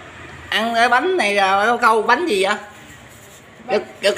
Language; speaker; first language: Vietnamese; native; Vietnamese